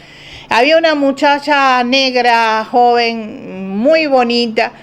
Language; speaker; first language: Spanish; native; Spanish